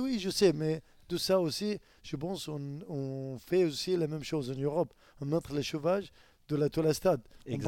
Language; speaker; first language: French; non-native, learner; Arabic